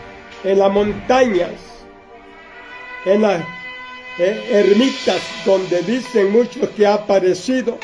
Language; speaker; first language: Spanish; native; Spanish